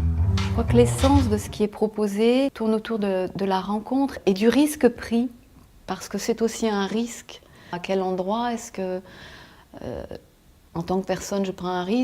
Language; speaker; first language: French; native; French